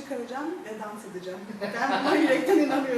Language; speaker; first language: Turkish; early bilingual, heritage; Turkish